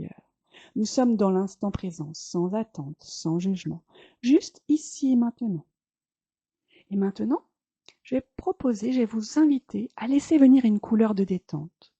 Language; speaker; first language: French; native; French